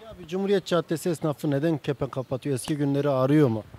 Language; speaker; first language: Turkish; native; Turkish